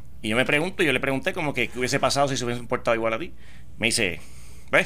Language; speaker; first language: Spanish; native; Spanish